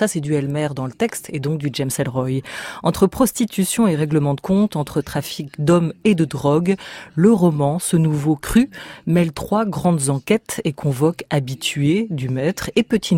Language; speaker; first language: French; native; French